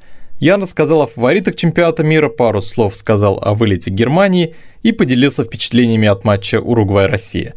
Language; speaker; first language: Russian; native; Russian